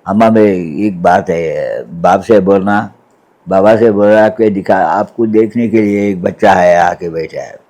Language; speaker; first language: Hindi; non-native, local second language; Telugu